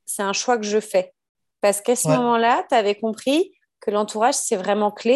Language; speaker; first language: French; native; French